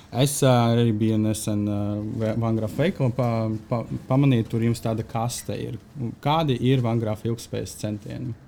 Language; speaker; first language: Latvian; non-native, local second language; Russian